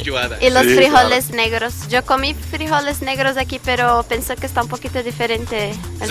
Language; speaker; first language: Spanish; non-native, learner; Portuguese